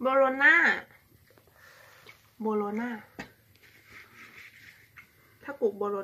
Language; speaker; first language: Korean; non-native, learner; Thai